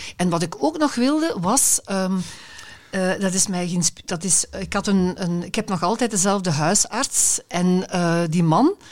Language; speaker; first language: Dutch; native; Dutch